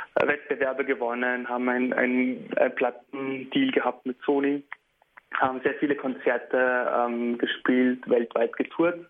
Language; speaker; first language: German; early bilingual, heritage; German